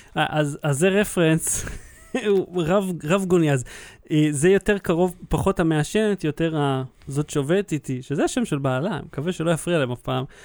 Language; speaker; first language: Hebrew; early bilingual, other home language; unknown